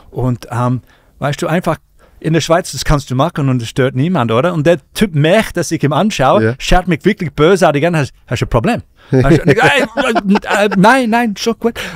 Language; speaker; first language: German; non-native, fluent; English